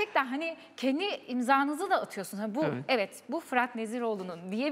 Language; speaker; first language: Turkish; native; Turkish